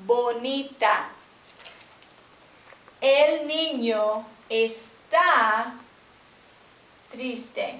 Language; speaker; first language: Spanish; non-native, fluent; English